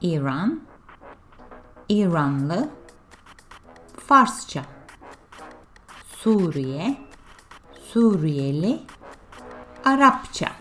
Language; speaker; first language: Turkish; non-native, fluent; English